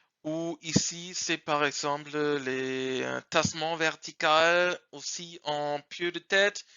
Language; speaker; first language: French; non-native, learner; German